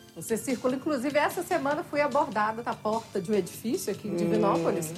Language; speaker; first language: Portuguese; native; Portuguese